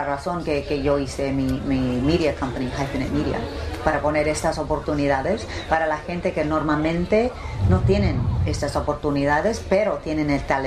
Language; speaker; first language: Spanish; early bilingual, heritage; English